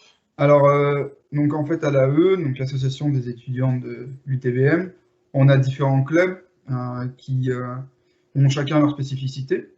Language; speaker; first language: French; native; French